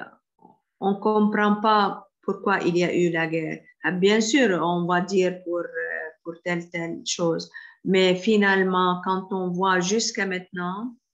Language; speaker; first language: French; non-native, fluent; Arabic